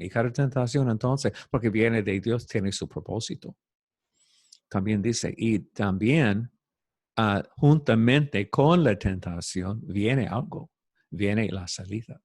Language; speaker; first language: Spanish; non-native, fluent; English